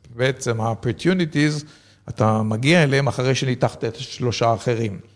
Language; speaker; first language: Hebrew; native; Hebrew